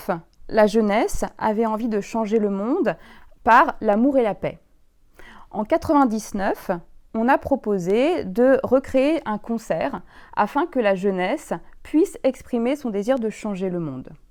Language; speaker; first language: French; native; French